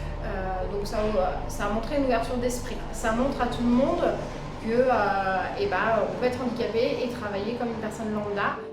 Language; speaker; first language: French; native; French